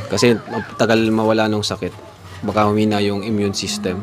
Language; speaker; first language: Filipino; native; Filipino